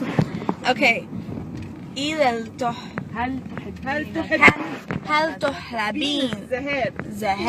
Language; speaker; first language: Arabic; non-native, learner; English